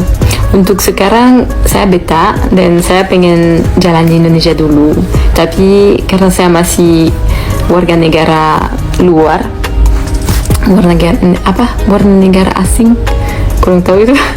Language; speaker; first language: Indonesian; non-native, fluent; French